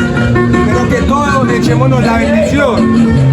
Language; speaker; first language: Spanish; native; Spanish